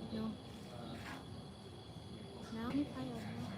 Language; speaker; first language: English; non-native, learner; Vietnamese